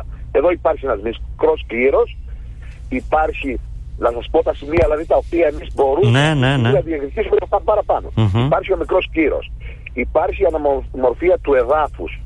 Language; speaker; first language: Greek; native; Greek